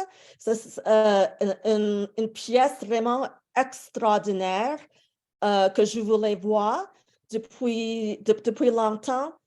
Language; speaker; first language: French; non-native, fluent; English